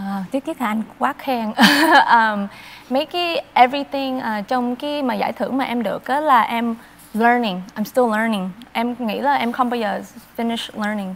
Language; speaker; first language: Vietnamese; early bilingual, other home language; English